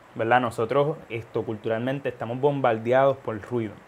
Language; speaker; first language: Spanish; early bilingual, heritage; Spanish